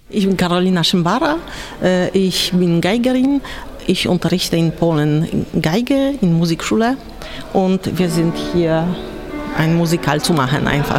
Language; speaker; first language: German; non-native, learner; Polish